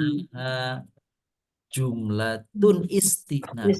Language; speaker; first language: Arabic; non-native, fluent; Indonesian